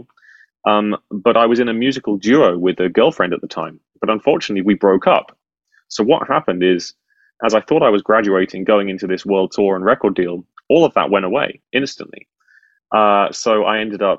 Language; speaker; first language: English; native; English